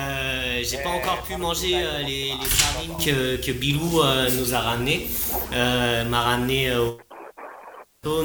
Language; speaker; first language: French; non-native, fluent; Japanese